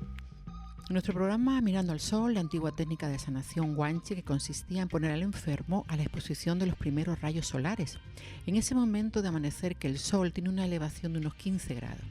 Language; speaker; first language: Spanish; native; Spanish